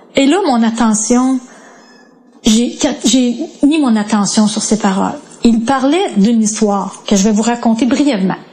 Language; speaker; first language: French; native; French